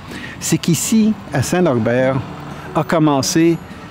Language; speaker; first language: French; native; French